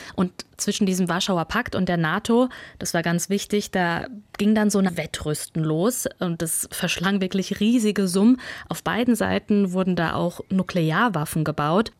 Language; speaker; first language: German; early bilingual, other home language; Russian